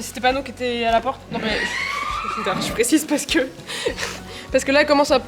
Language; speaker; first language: French; native; French